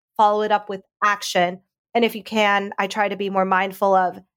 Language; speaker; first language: English; early bilingual, other home language; Hindi